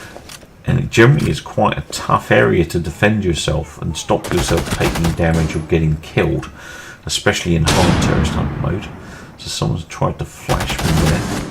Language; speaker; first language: English; native; English